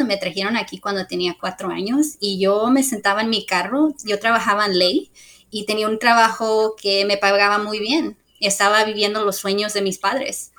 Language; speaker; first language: Spanish; early bilingual, heritage; Spanish